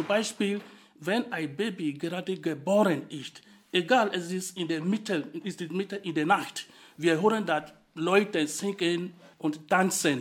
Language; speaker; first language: German; non-native, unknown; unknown